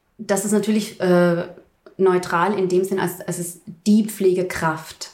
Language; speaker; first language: German; native; German